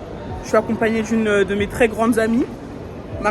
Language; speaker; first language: French; native; French